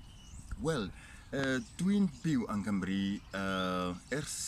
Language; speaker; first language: Welsh; non-native, fluent; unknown